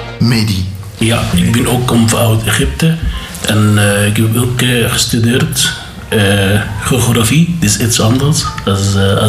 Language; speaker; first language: Dutch; non-native, learner; Arabic